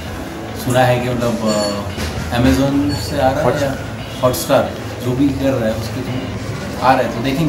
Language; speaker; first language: Hindi; native; Hindi